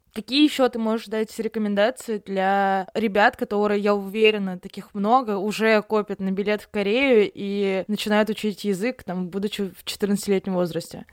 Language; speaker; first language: Russian; native; Russian